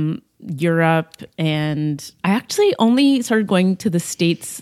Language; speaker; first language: English; native; English